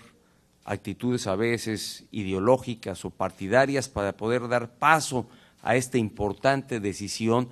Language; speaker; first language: Spanish; native; Spanish